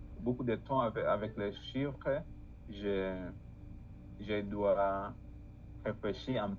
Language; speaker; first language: French; non-native, learner; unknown